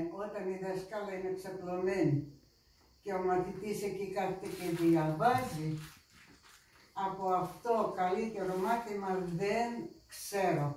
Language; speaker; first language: Greek; non-native, fluent; Russian